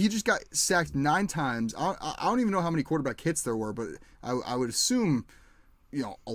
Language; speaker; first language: English; native; English